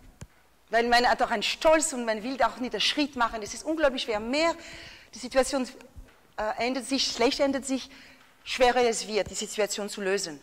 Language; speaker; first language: German; non-native, fluent; French